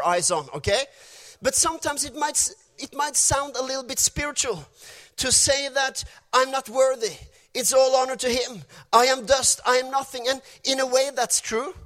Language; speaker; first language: English; non-native, fluent; Norwegian